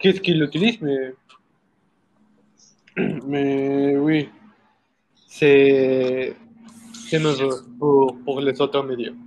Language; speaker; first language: French; non-native, learner; Spanish